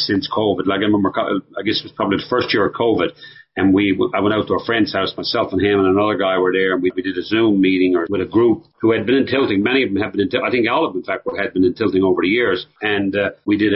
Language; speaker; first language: English; native; English